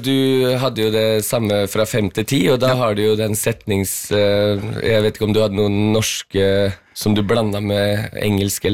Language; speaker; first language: Norwegian; early bilingual, heritage; Norwegian